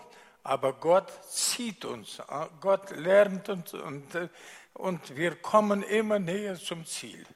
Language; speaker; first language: German; non-native, fluent; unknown